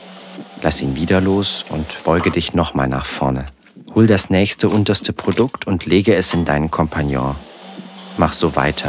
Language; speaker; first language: German; native; German